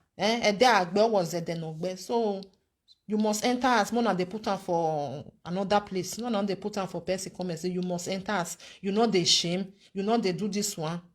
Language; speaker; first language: Nigerian Pidgin; non-native, local second language; Bini